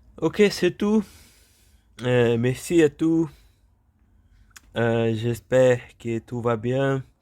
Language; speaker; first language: French; non-native, learner; Portuguese